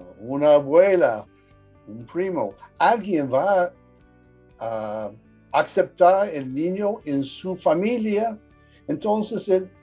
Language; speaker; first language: Spanish; early bilingual, heritage; English